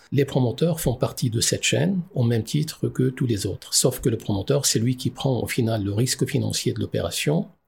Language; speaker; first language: French; non-native, local second language; Arabic